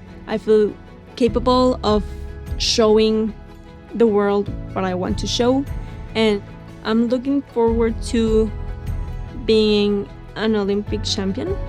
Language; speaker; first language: English; non-native, fluent; Spanish